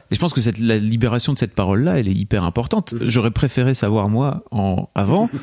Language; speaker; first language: French; native; French